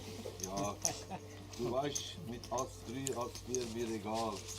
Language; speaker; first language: German; non-native, learner; Italian